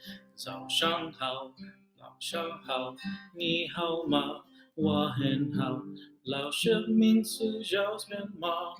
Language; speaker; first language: Chinese; non-native, learner; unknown